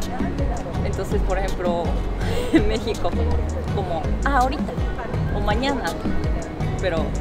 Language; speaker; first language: Spanish; non-native, fluent; Japanese